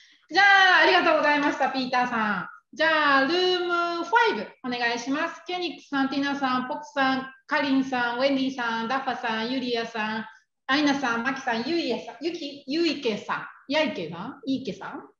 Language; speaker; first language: Japanese; native; Japanese